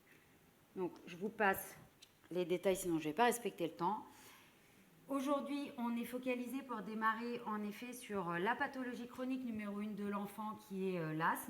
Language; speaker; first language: French; native; French